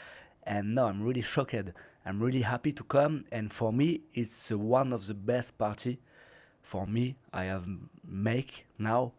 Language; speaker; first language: English; non-native, learner; French